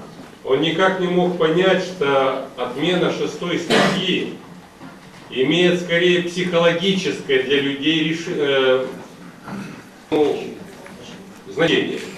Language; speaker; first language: Russian; native; Russian